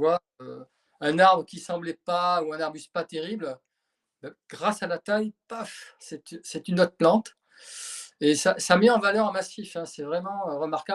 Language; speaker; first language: French; native; French